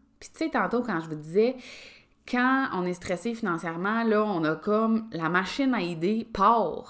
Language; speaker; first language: French; native; French